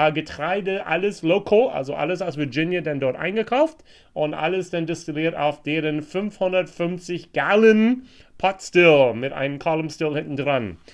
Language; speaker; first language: German; non-native, fluent; English